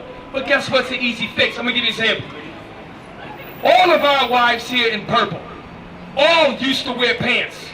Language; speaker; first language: English; native; English